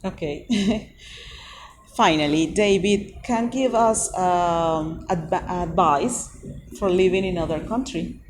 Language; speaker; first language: English; non-native, learner; Spanish